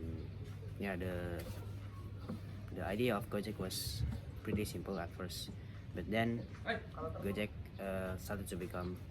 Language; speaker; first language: English; non-native, fluent; Indonesian